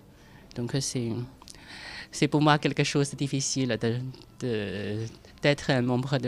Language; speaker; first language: French; non-native, fluent; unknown